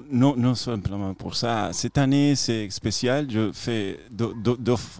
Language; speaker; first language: French; non-native, fluent; Spanish